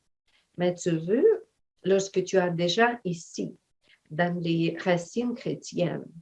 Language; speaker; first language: French; non-native, fluent; Ukrainian